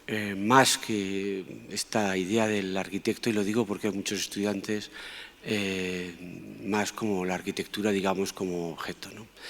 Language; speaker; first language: Spanish; native; Spanish